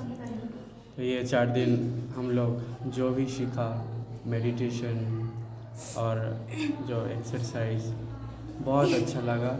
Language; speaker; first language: Hindi; non-native, local second language; Bangla